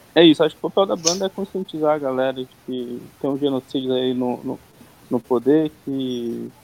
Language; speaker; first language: Portuguese; native; Portuguese